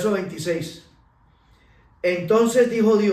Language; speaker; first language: Spanish; native; Spanish